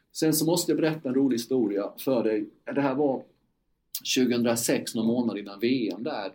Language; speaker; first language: Swedish; native; Swedish